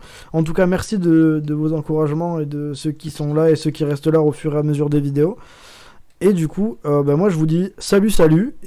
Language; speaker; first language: French; native; French